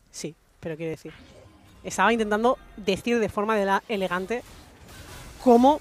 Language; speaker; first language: Spanish; native; Spanish